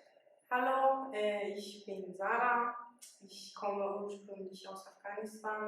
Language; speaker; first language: German; early bilingual, other home language; Persian